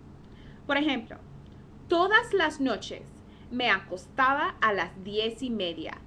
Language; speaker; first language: Spanish; non-native, fluent; English